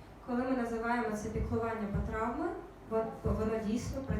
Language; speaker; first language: Ukrainian; native; Ukrainian